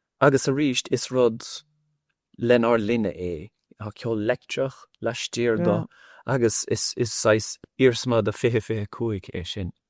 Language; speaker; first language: Irish; non-native, local second language; English